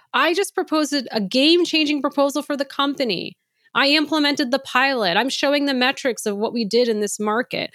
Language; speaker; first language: English; native; English